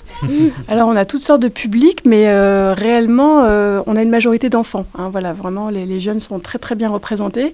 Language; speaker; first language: French; native; French